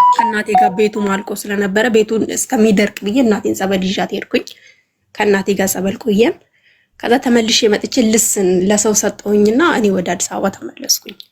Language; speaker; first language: Amharic; non-native, local second language; Oromo